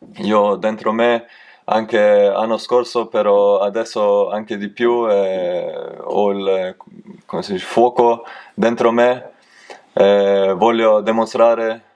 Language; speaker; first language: Italian; non-native, learner; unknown